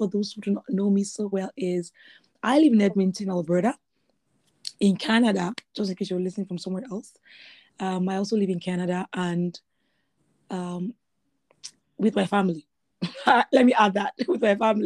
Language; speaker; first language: English; non-native, local second language; Yoruba